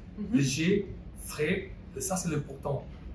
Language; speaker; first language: French; non-native, fluent; Portuguese